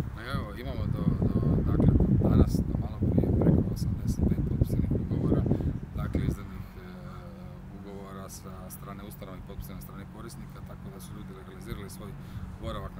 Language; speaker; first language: Croatian; native; Croatian